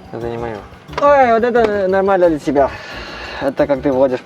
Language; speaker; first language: Russian; non-native, learner; Cantonese